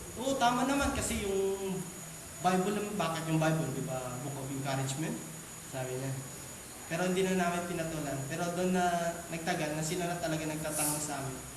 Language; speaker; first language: Filipino; non-native, local second language; Cebuano